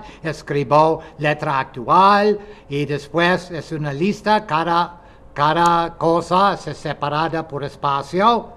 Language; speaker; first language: Spanish; non-native, fluent; English